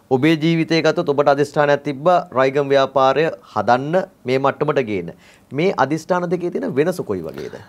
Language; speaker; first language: Sinhala; native; Sinhala